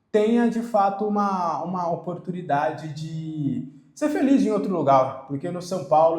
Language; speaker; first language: Portuguese; native; Portuguese